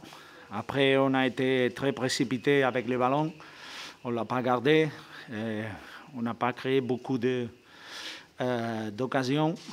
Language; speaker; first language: French; non-native, fluent; Spanish